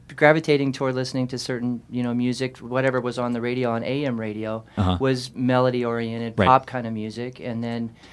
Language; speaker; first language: English; native; English